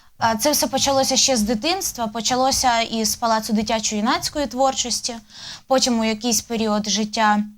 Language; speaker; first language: Ukrainian; native; Ukrainian